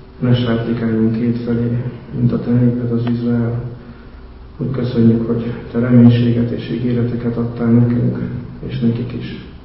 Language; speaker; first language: Hungarian; native; Hungarian